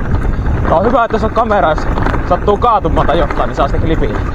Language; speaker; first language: Finnish; native; Finnish